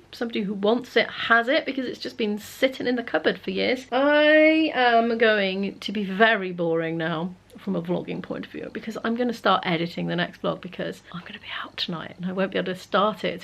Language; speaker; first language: English; native; English